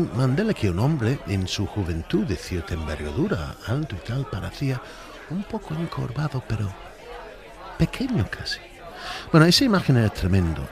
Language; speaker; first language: Spanish; non-native, fluent; English